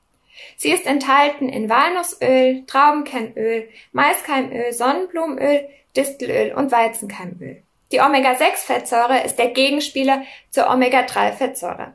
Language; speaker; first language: German; native; German